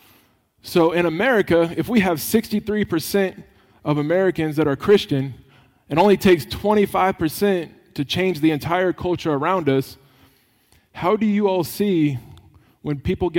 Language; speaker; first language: English; native; English